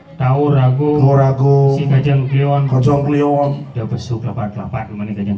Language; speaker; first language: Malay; non-native, local second language; Balinese